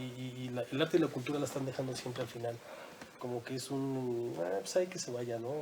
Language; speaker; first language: Spanish; native; Spanish